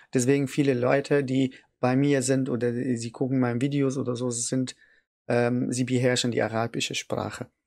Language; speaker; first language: German; non-native, learner; Arabic